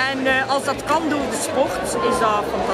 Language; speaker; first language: Dutch; native; Dutch